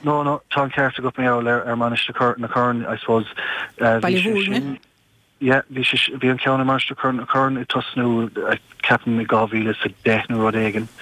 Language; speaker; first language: Irish; non-native, local second language; English